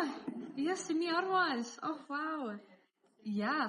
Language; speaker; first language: Estonian; early bilingual, heritage; English